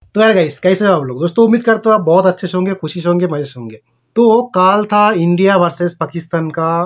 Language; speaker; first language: Hindi; non-native, local second language; Bangla